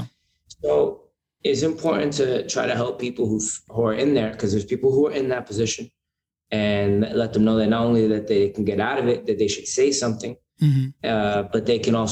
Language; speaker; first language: English; native; English